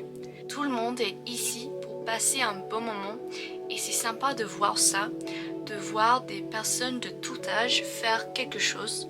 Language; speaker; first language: French; non-native, fluent; English